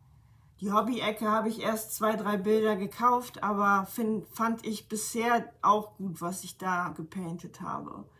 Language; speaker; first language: German; native; German